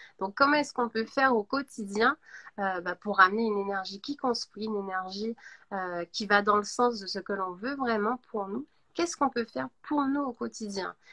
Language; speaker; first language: French; native; French